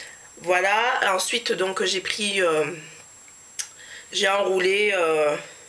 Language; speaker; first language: French; native; French